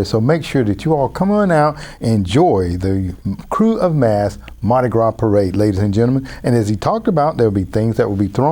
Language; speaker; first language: English; native; English